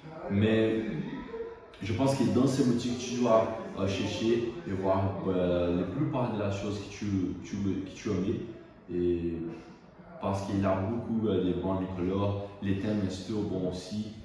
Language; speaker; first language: French; non-native, learner; Portuguese